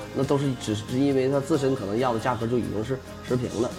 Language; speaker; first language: Chinese; native; Chinese